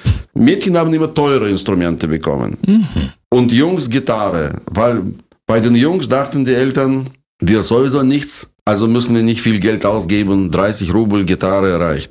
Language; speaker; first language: German; non-native, fluent; Russian